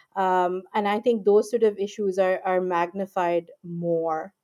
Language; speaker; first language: English; non-native, local second language; Urdu